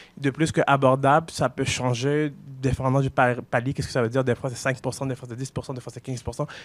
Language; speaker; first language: French; native; French